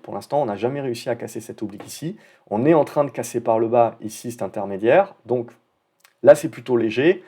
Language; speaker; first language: French; native; French